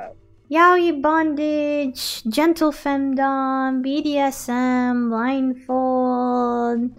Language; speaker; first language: Spanish; early bilingual, heritage; English